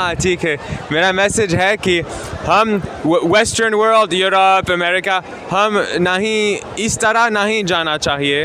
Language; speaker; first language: Hindi; non-native, learner; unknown